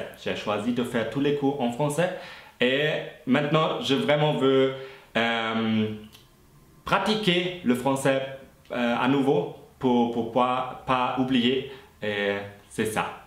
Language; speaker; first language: French; non-native, fluent; German